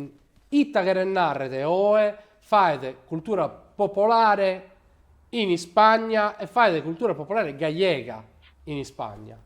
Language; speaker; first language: Italian; native; Italian